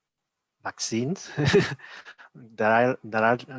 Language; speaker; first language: English; non-native, learner; Spanish